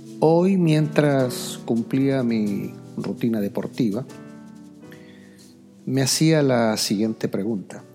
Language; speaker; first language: Spanish; native; Spanish